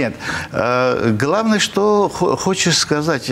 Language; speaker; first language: Russian; non-native, fluent; Armenian